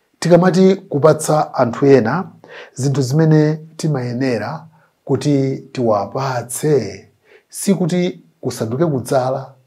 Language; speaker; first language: Nyanja; native; Nyanja